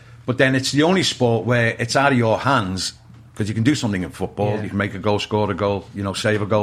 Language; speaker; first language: English; native; English